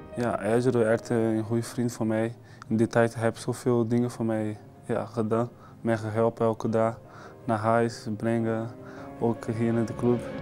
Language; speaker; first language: Dutch; non-native, learner; Portuguese